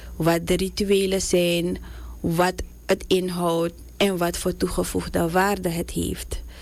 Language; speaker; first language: Dutch; native; Dutch